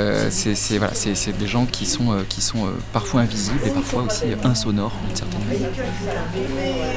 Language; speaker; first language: French; native; French